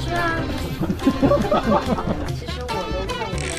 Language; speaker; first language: Chinese; native; Chinese